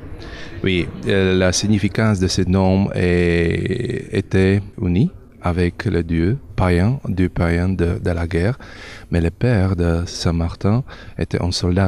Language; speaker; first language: French; non-native, learner; Slovak